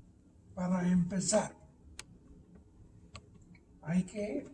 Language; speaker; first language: Spanish; early bilingual, heritage; Spanish